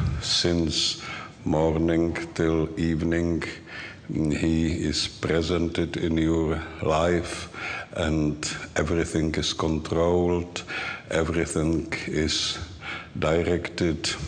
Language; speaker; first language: English; non-native, learner; Czech